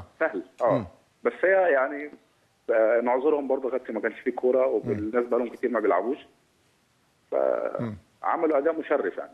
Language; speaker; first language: Arabic; native; Arabic